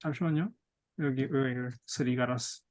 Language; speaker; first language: Korean; native; Korean